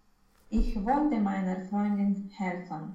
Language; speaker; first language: German; non-native, learner; Romanian